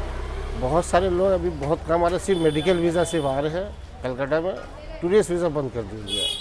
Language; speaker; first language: Hindi; non-native, local second language; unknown